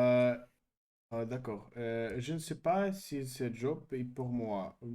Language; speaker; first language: French; non-native, learner; Russian